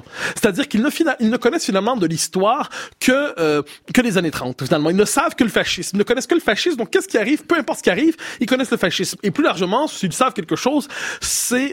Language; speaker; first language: French; native; French